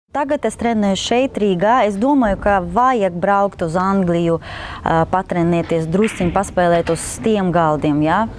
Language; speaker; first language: Latvian; non-native, local second language; Russian